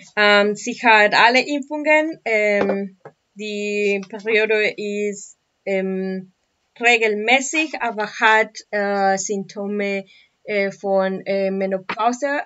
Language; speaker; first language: German; non-native, learner; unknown